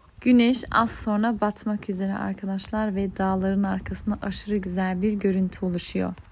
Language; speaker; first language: Turkish; early bilingual, heritage; Turkish